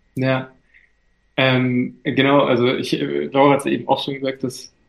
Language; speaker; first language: German; native; German